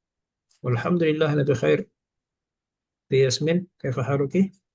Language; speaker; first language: Arabic; non-native, fluent; Malay